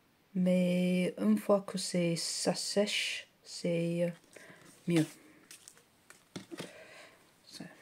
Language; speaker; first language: French; non-native, learner; English